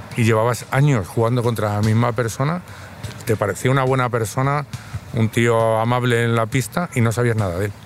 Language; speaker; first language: Spanish; native; Spanish